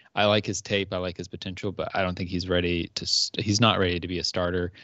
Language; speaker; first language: English; native; English